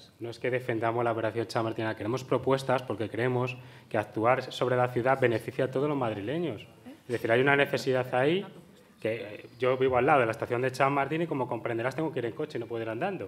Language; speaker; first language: Spanish; native; Spanish